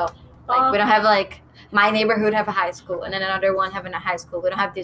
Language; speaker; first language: English; non-native, learner; Portuguese